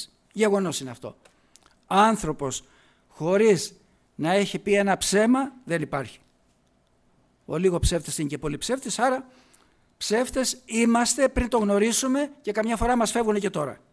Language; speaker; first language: Greek; native; Greek